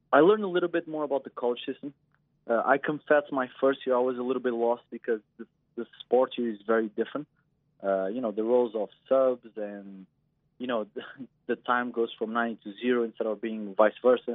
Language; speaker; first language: English; non-native, fluent; Portuguese